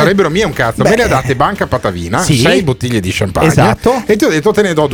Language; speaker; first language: Italian; native; Italian